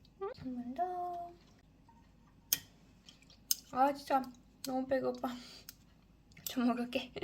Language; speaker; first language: Korean; non-native, learner; English